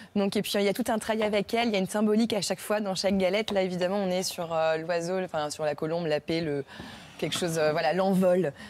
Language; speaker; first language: French; native; French